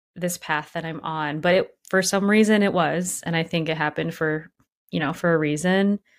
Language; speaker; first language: English; native; English